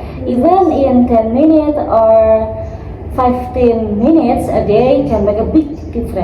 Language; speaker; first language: English; non-native, learner; Indonesian